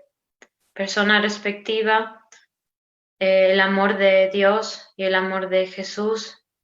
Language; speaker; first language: Spanish; non-native, learner; Romanian